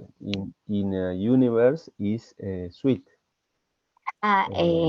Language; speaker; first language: English; non-native, learner; Spanish